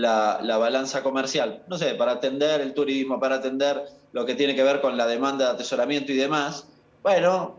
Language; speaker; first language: Spanish; native; Spanish